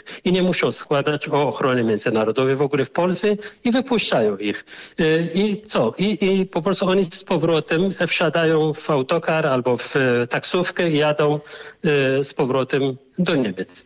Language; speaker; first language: Polish; non-native, fluent; Arabic